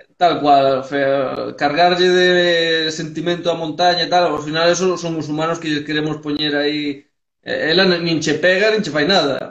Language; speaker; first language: Galician; early bilingual, heritage; Galician